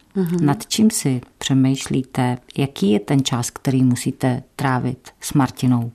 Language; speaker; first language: Czech; native; Czech